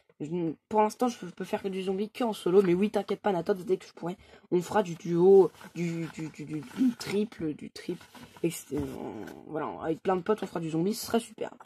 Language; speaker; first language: French; native; French